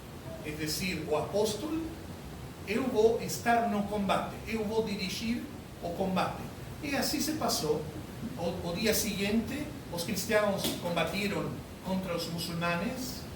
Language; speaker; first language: Spanish; non-native, learner; Portuguese